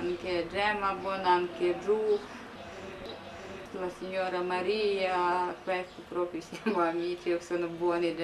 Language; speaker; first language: Italian; non-native, learner; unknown